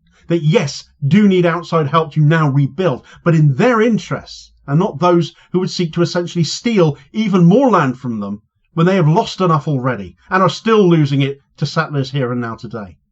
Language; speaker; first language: English; native; English